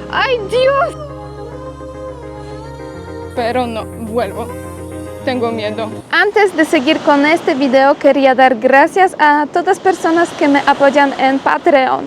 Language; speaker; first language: Spanish; non-native, fluent; Polish